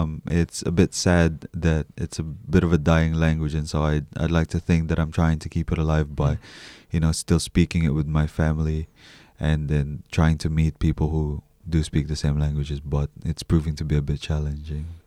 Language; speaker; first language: English; early bilingual, other home language; Chavacano